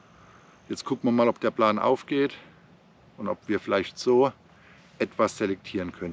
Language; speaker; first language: German; native; German